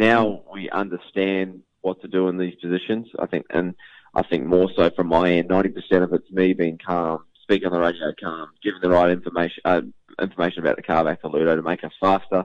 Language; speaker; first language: English; native; English